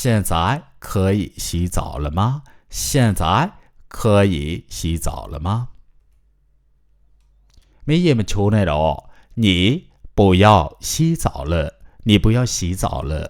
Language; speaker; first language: Chinese; non-native, fluent; Burmese